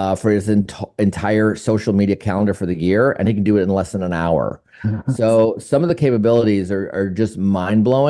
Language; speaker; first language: English; native; English